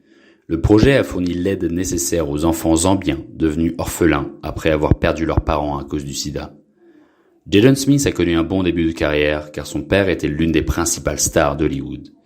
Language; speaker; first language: French; non-native, local second language; Haitian Creole